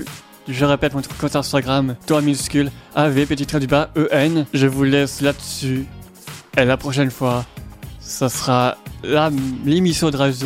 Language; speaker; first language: French; native; French